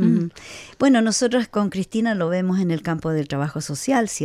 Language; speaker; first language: Spanish; native; Spanish